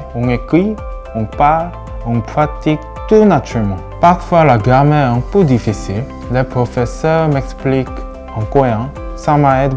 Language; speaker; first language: French; non-native, learner; Japanese